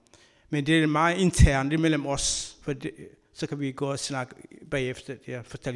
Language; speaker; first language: Danish; non-native, learner; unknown